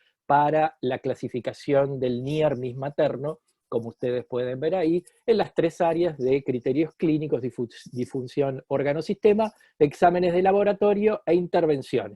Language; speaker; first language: Spanish; native; Spanish